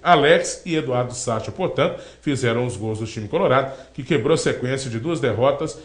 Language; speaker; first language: Portuguese; native; Portuguese